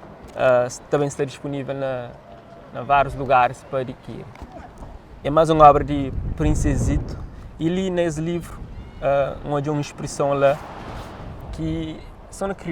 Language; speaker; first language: Portuguese; non-native, local second language; Kabuverdianu